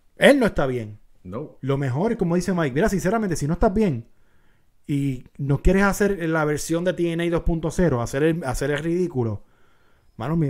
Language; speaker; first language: Spanish; native; Spanish